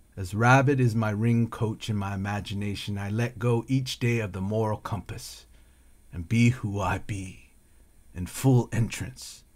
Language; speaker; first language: English; native; English